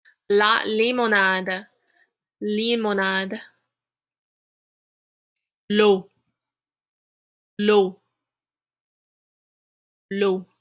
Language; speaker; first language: French; non-native, fluent; English